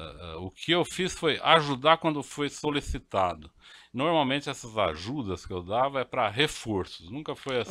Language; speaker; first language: Portuguese; native; Portuguese